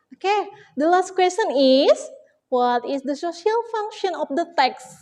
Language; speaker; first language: English; non-native, learner; Indonesian